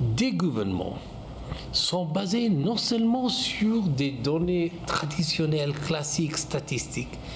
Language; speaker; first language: French; non-native, fluent; English